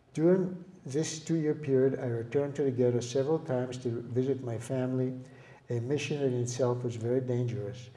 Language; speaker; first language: English; early bilingual, other home language; Lithuanian